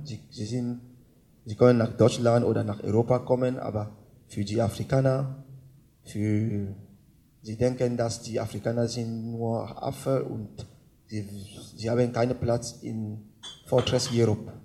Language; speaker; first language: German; non-native, learner; French